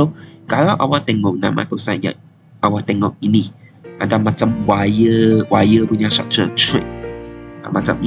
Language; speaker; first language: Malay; non-native, local second language; Chinese